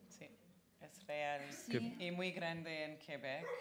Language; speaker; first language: Spanish; non-native, fluent; French